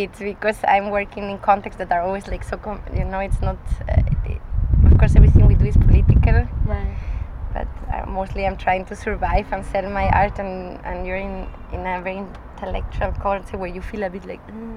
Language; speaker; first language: English; non-native, fluent; Spanish